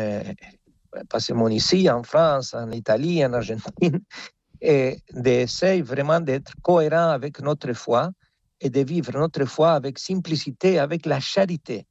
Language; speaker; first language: French; non-native, fluent; Spanish